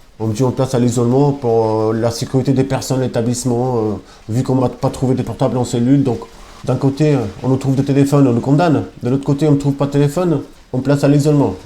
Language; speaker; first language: French; non-native, fluent; Albanian